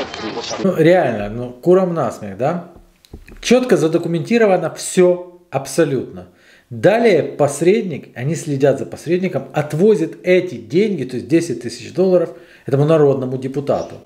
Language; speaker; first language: Russian; native; Russian